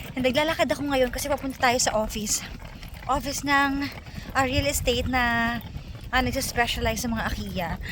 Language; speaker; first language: Filipino; native; Filipino